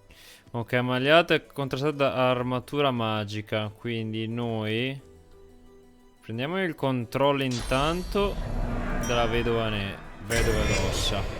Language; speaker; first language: Italian; native; Italian